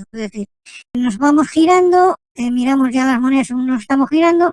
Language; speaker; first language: Spanish; native; Spanish